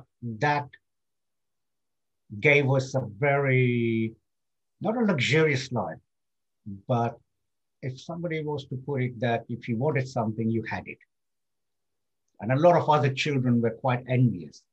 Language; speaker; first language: English; non-native, local second language; Gujarati